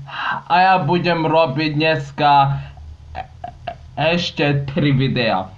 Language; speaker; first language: Polish; non-native, learner; Slovak